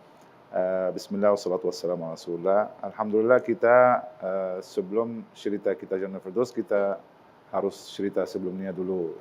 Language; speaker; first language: Indonesian; non-native, learner; Arabic